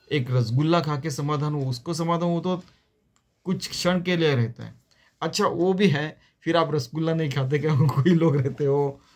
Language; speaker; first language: Hindi; non-native, local second language; Marathi